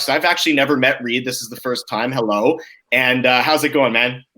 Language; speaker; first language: English; native; English